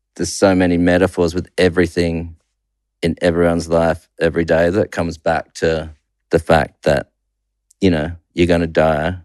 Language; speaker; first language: English; native; English